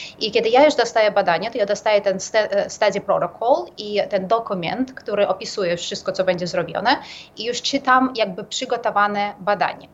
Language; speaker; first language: Polish; non-native, fluent; Ukrainian